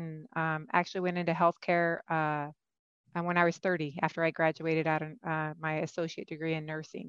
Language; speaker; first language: English; native; English